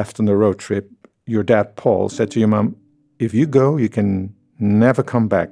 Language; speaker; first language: English; non-native, fluent; Dutch